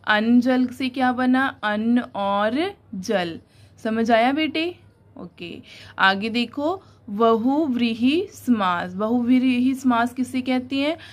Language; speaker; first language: Hindi; non-native, local second language; Punjabi